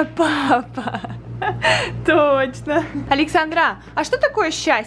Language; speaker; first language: Russian; native; Russian